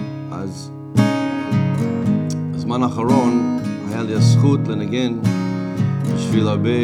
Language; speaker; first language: Hebrew; non-native, fluent; English